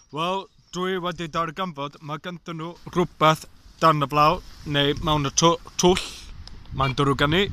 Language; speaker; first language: Welsh; non-native, learner; English